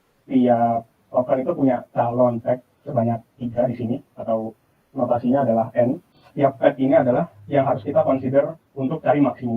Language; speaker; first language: Indonesian; native; Indonesian